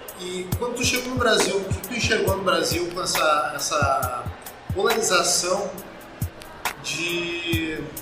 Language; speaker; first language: Portuguese; native; Portuguese